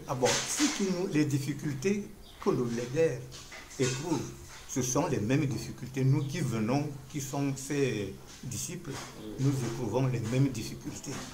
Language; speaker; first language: French; non-native, local second language; Fang